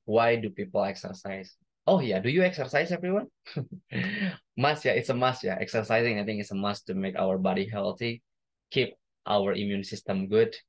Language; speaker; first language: English; non-native, fluent; Indonesian